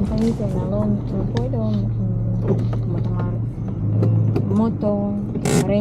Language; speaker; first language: Spanish; non-native, learner; Russian